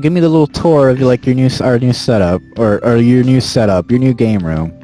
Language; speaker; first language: English; native; English